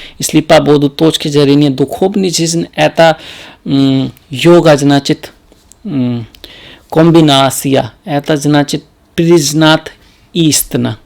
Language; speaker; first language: Russian; non-native, learner; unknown